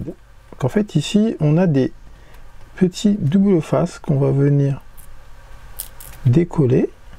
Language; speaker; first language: French; native; French